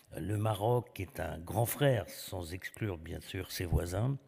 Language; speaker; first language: French; native; French